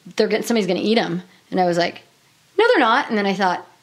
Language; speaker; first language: English; native; English